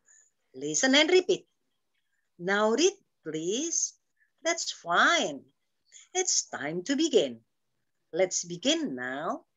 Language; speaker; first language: English; non-native, fluent; Indonesian